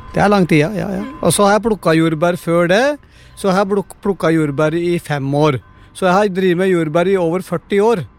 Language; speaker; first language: Norwegian; non-native, fluent; Punjabi